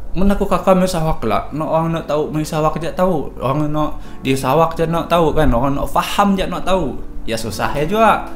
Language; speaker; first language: Malay; non-native, local second language; Iban